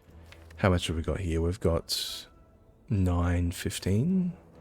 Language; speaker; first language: English; native; English